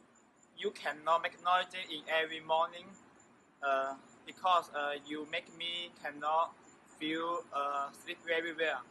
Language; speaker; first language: English; non-native, learner; Chinese